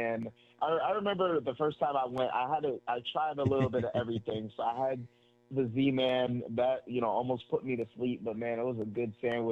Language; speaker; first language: English; native; English